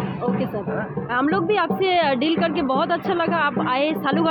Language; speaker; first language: Hindi; non-native, local second language; Bangla